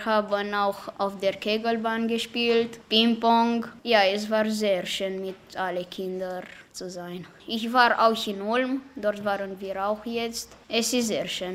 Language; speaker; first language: German; non-native, fluent; Romanian